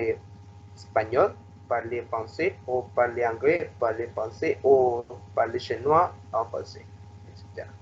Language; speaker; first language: French; non-native, learner; Spanish